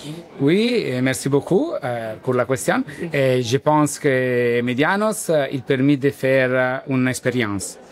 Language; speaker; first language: French; non-native, learner; Italian